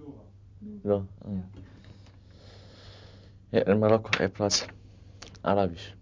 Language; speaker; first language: Dutch; non-native, learner; Arabic